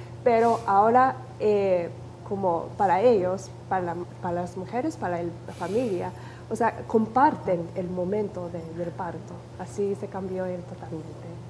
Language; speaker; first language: Spanish; non-native, fluent; Japanese